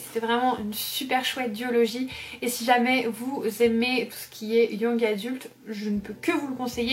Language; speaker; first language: French; native; French